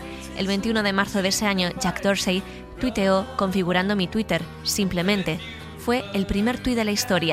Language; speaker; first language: Spanish; native; Spanish